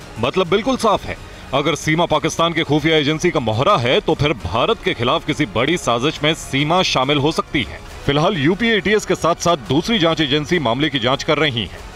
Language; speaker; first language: Hindi; native; Hindi